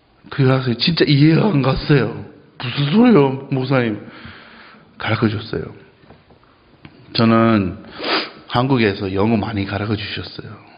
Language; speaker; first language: Korean; non-native, fluent; Japanese